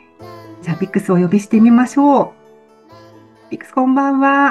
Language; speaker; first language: Japanese; native; Japanese